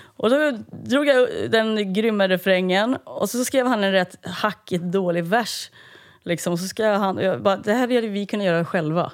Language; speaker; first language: Swedish; native; Swedish